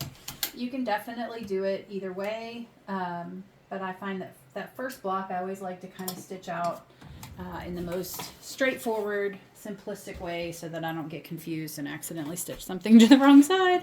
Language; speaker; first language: English; native; English